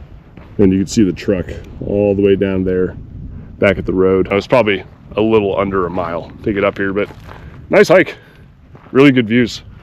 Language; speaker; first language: English; native; English